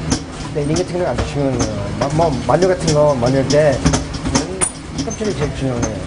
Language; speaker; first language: Korean; early bilingual, heritage; Korean